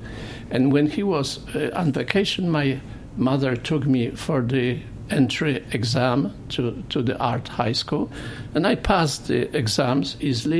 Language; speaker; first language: English; non-native, fluent; Polish